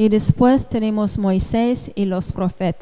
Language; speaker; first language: Spanish; non-native, fluent; English